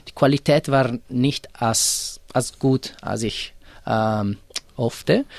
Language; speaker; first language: German; non-native, local second language; Italian